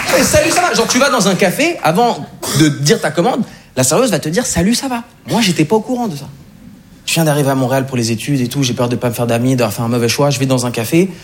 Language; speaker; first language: French; native; French